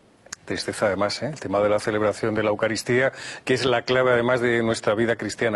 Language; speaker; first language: Spanish; native; Spanish